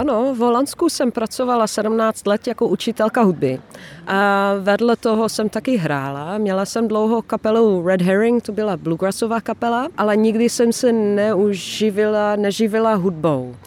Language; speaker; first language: Czech; non-native, fluent; Dutch